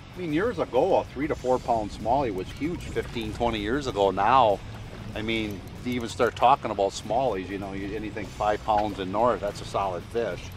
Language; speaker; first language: English; native; English